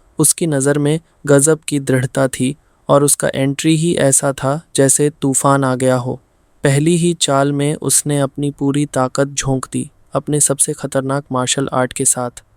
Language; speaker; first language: Hindi; non-native, fluent; Bangla